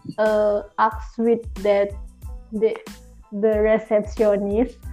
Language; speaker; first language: English; non-native, learner; Indonesian